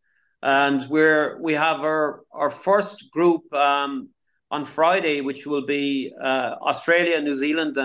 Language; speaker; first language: English; native; English